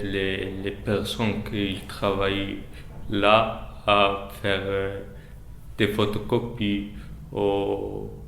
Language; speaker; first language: French; non-native, learner; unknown